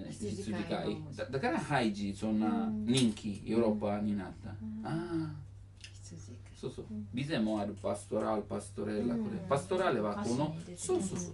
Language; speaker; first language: Japanese; non-native, learner; Italian